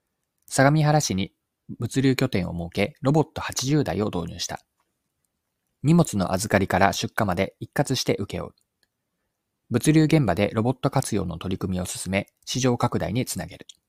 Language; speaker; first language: Japanese; native; Japanese